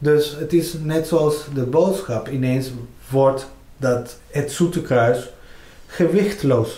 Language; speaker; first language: Dutch; non-native, fluent; Spanish